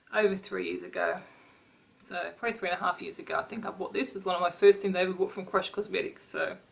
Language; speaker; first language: English; native; English